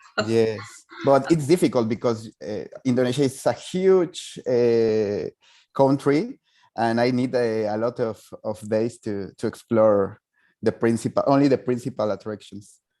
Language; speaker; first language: English; non-native, fluent; Spanish